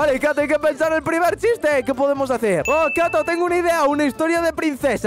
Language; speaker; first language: Spanish; native; Spanish